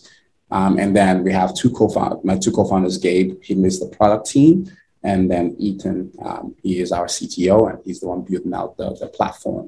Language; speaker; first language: English; non-native, local second language; Igbo